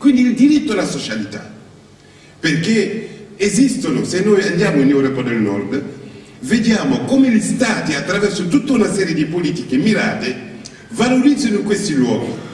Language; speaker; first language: Italian; non-native, fluent; Wolof